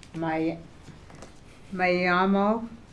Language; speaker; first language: Spanish; non-native, learner; English